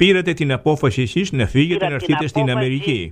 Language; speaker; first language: Greek; native; Greek